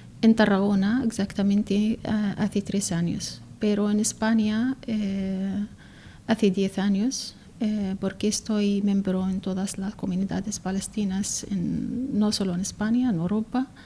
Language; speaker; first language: Spanish; non-native, learner; Arabic